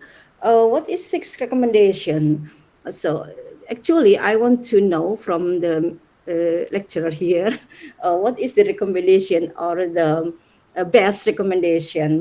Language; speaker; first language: English; non-native, learner; Indonesian